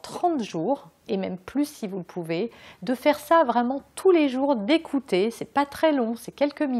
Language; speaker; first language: French; native; French